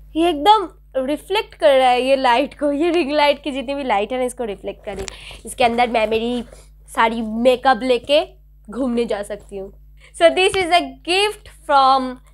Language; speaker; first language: Hindi; non-native, local second language; Bangla